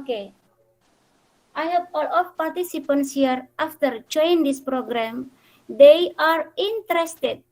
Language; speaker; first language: English; non-native, fluent; Indonesian